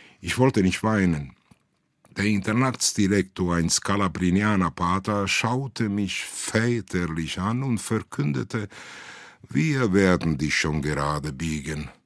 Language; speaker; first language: German; non-native, fluent; Italian